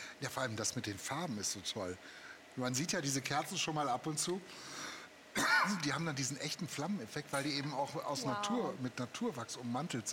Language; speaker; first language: German; native; German